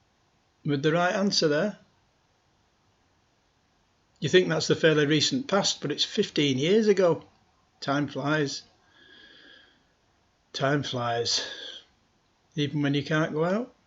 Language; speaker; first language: English; native; English